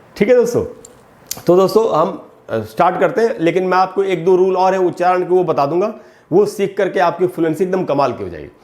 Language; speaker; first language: Hindi; native; Hindi